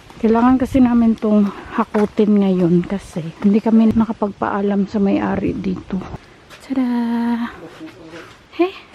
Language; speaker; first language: Filipino; non-native, local second language; Cebuano